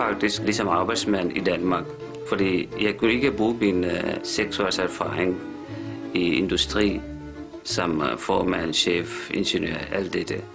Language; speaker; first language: Danish; non-native, fluent; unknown